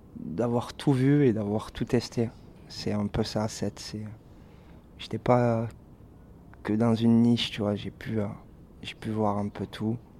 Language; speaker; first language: French; native; French